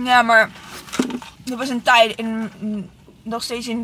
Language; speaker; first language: Dutch; non-native, learner; Italian